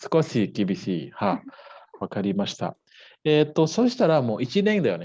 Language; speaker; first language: Japanese; non-native, fluent; Indonesian